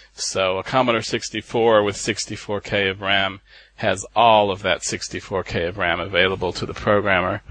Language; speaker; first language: English; native; English